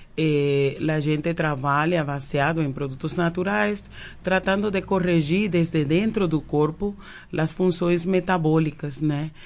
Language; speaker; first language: Portuguese; non-native, fluent; Spanish